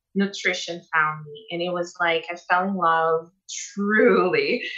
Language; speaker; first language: English; non-native, fluent; Portuguese